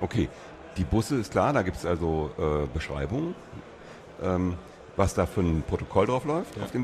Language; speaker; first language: German; native; German